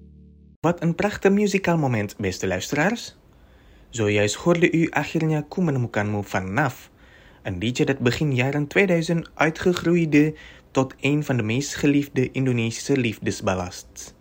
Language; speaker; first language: Dutch; non-native, fluent; Indonesian